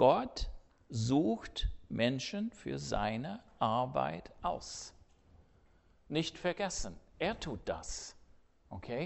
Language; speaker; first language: German; non-native, fluent; English